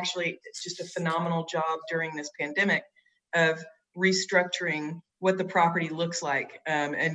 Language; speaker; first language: English; native; English